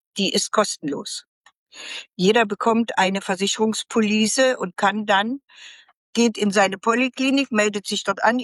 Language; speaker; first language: German; native; German